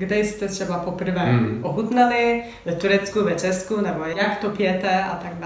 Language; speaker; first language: Czech; non-native, learner; Turkish